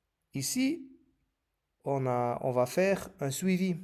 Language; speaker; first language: French; non-native, learner; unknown